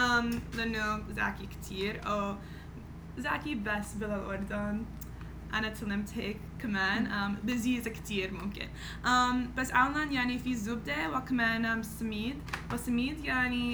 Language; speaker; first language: Arabic; non-native, learner; English